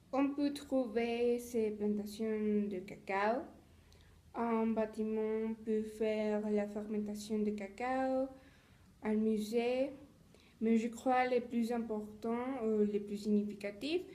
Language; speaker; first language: French; non-native, learner; Spanish